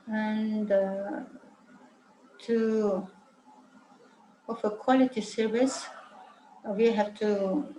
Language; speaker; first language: English; non-native, learner; Mongolian